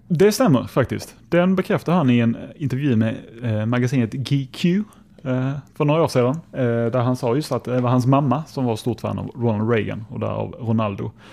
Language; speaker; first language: Swedish; native; Swedish